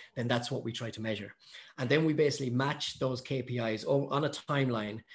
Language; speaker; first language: English; native; English